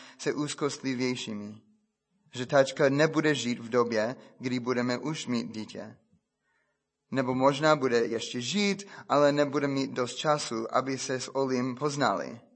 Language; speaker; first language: Czech; non-native, fluent; English